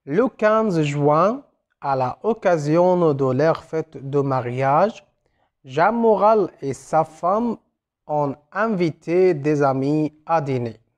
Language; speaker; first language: French; non-native, fluent; Arabic